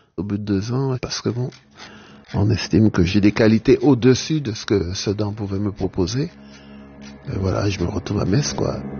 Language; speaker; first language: French; native; French